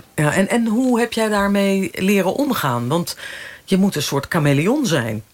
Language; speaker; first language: Dutch; native; Dutch